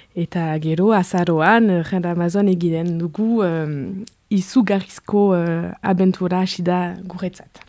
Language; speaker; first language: Basque; non-native, local second language; French